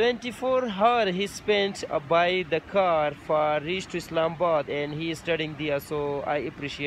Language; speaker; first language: English; non-native, local second language; Urdu